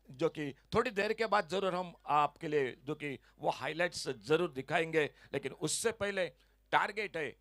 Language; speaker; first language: Hindi; non-native, local second language; Konkani